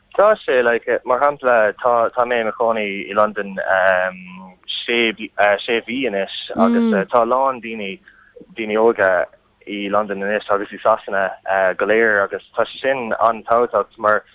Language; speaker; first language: Irish; non-native, learner; English